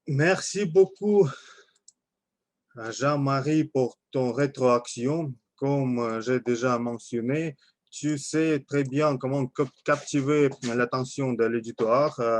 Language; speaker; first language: French; non-native, learner; Russian